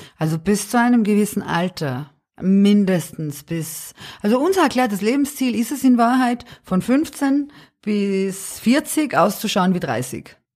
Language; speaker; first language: German; early bilingual, other home language; Serbian